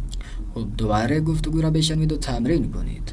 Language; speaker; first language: Persian; non-native, fluent; Urdu